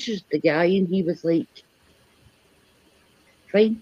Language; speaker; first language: English; native; English